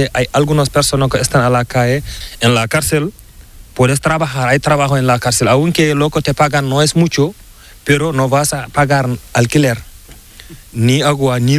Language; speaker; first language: Spanish; non-native, learner; Fula